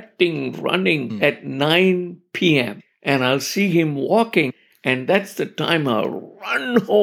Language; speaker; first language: English; non-native, local second language; Tamil